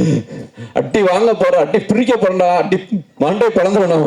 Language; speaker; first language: Tamil; native; Tamil